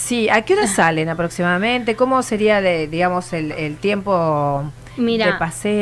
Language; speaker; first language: Spanish; native; Spanish